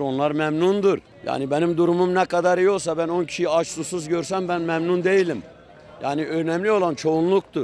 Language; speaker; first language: Turkish; native; Turkish